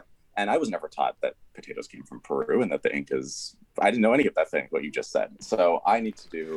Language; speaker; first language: English; native; English